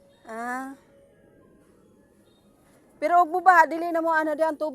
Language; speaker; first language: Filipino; non-native, local second language; Cebuano